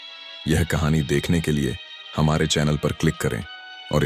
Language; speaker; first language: Hindi; native; Hindi